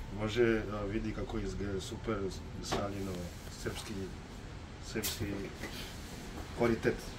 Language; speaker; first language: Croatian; non-native, learner; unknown